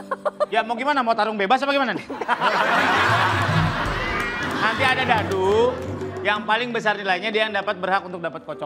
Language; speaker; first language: Indonesian; native; Indonesian